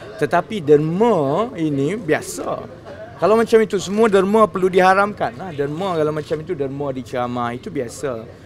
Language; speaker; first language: Malay; native; Malay